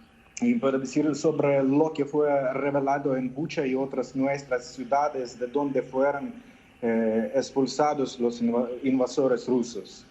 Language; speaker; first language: Spanish; non-native, fluent; Ukrainian